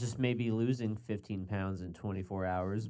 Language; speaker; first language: English; native; English